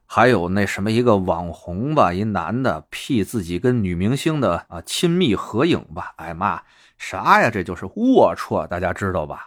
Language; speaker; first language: Chinese; native; Chinese